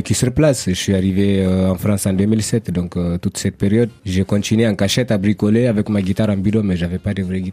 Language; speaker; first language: French; non-native, local second language; Tamasheq